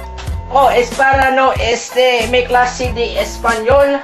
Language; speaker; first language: Spanish; non-native, learner; English